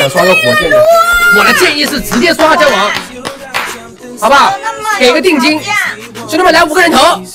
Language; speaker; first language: Chinese; native; Chinese